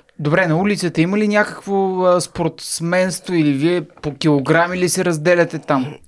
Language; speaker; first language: Bulgarian; native; Bulgarian